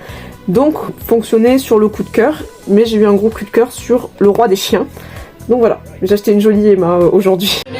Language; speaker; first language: French; native; French